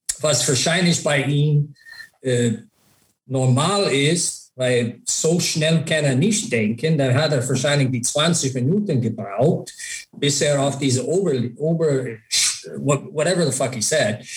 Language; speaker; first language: German; non-native, learner; English